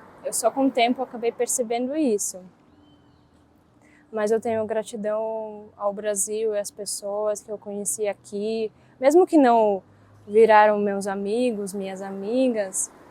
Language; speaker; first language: Portuguese; non-native, fluent; Russian